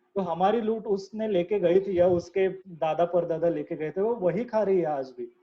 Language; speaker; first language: Hindi; non-native, local second language; Marathi